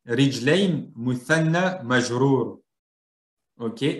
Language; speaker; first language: Arabic; non-native, fluent; French